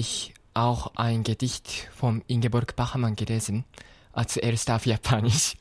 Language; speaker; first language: German; non-native, fluent; Japanese